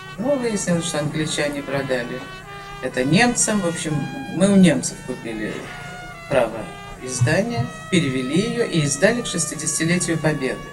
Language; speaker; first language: Russian; native; Russian